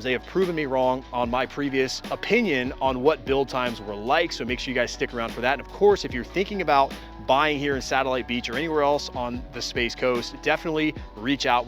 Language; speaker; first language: English; native; English